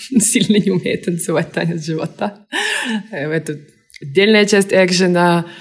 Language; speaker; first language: Russian; native; Russian